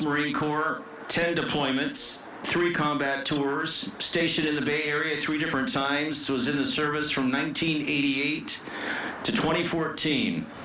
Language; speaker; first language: English; native; English